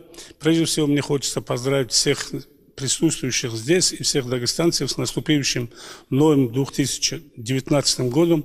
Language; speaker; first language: Russian; native; Russian